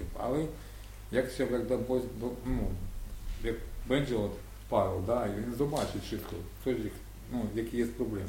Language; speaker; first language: Polish; non-native, learner; Ukrainian